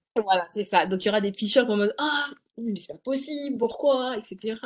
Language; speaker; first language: French; native; French